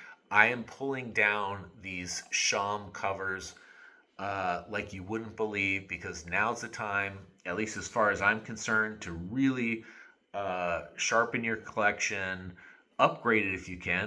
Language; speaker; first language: English; native; English